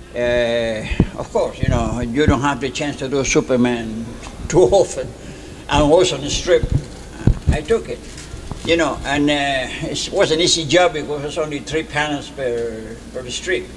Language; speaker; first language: English; non-native, fluent; Spanish